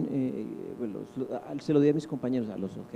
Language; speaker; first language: Spanish; native; Spanish